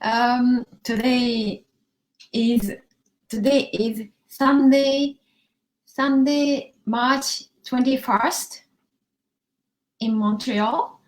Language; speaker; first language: English; non-native, learner; Japanese